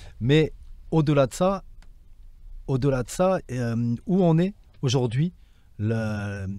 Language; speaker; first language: French; native; French